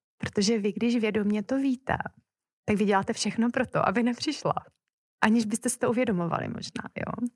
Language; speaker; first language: Czech; native; Czech